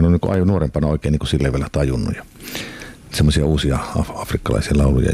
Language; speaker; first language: Finnish; native; Finnish